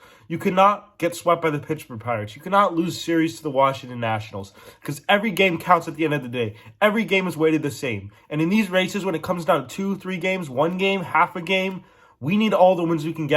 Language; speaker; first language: English; native; English